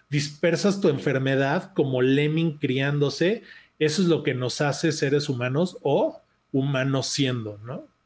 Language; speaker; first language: Spanish; native; Spanish